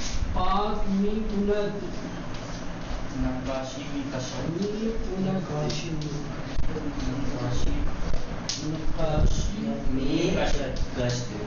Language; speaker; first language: Persian; non-native, fluent; Urdu